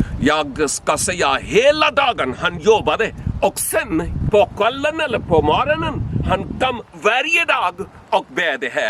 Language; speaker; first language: Swedish; non-native, learner; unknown